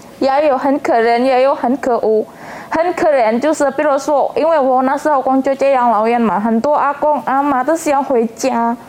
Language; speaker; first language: Chinese; non-native, learner; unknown